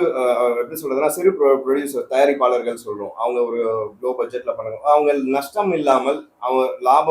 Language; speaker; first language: Tamil; native; Tamil